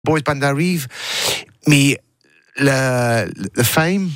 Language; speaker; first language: French; non-native, learner; English